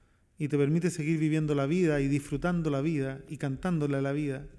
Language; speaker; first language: Spanish; native; Spanish